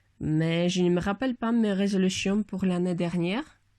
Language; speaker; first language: French; non-native, learner; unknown